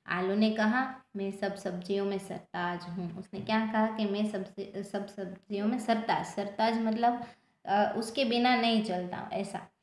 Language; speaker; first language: Hindi; non-native, local second language; Gujarati